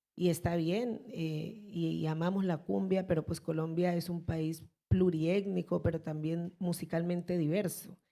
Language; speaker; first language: Spanish; native; Spanish